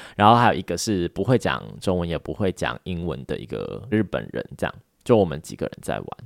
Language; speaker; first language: Chinese; native; Chinese